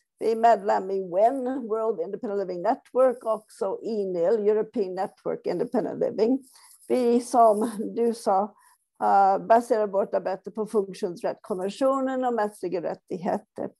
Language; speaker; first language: Swedish; non-native, fluent; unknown